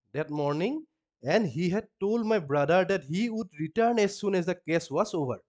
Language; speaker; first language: English; non-native, local second language; Assamese